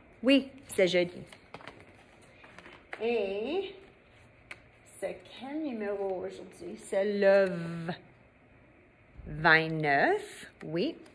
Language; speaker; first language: French; non-native, fluent; English